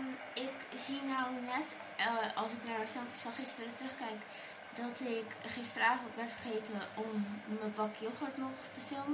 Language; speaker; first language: Dutch; native; Dutch